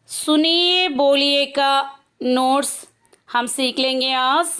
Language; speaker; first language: Hindi; non-native, local second language; Telugu